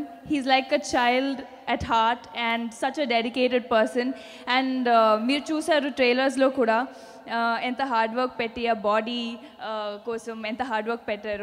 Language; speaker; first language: Telugu; non-native, fluent; Punjabi